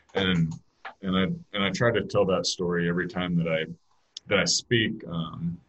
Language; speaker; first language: English; native; English